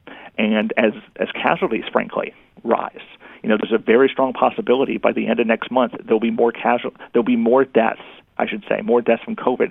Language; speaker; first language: English; native; English